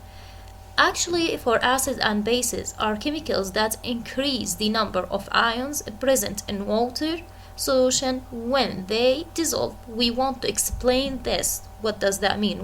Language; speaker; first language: English; non-native, fluent; Arabic